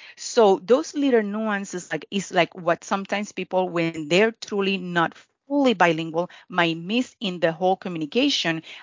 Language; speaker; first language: English; non-native, fluent; Spanish